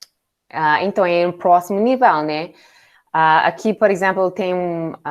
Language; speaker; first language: Portuguese; non-native, learner; English